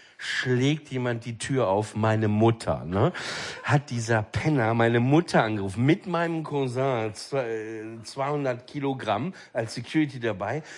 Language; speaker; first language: German; native; German